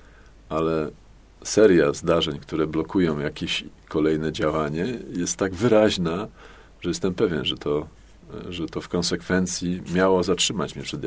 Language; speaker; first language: Polish; native; Polish